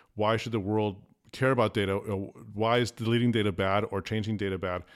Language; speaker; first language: English; early bilingual, other home language; Afrikaans